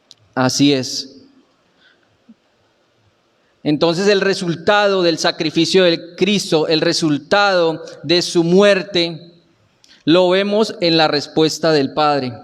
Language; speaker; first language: Spanish; native; Spanish